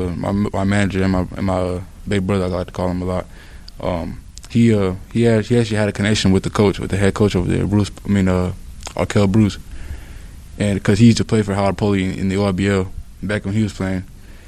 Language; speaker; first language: English; native; English